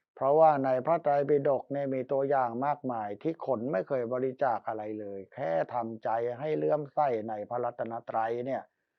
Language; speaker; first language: Thai; native; Thai